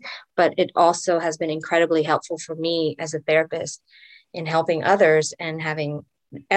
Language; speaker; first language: English; non-native, local second language; Filipino